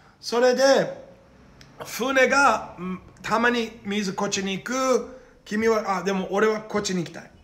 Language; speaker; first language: Japanese; non-native, learner; Portuguese